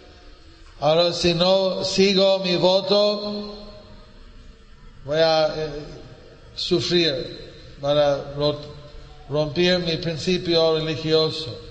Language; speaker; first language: Spanish; non-native, learner; English